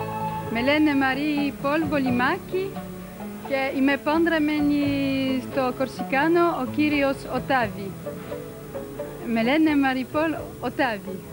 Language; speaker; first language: Greek; early bilingual, heritage; French